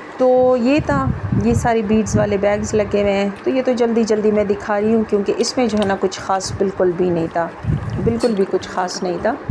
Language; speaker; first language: Urdu; non-native, local second language; Pashto